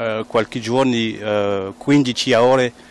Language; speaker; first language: Italian; non-native, fluent; French